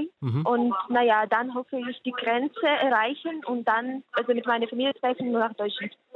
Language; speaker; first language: German; non-native, fluent; Ukrainian